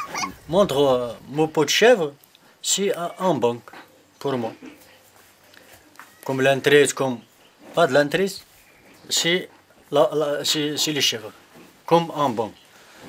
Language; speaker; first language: French; non-native, learner; Berber languages